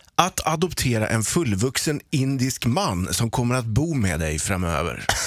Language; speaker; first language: Swedish; native; Swedish